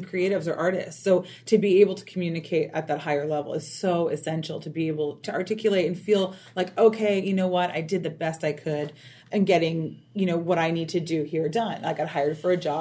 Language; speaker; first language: English; native; English